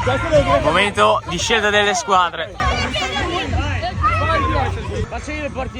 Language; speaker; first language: Italian; native; Italian